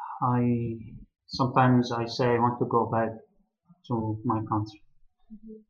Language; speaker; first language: English; non-native, learner; Arabic